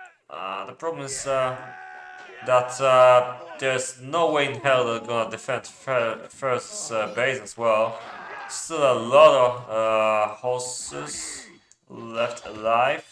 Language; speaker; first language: English; non-native, fluent; Polish